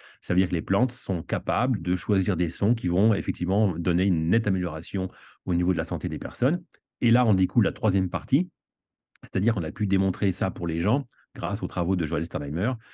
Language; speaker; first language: French; native; French